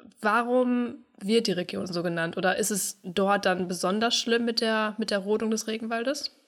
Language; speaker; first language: German; native; German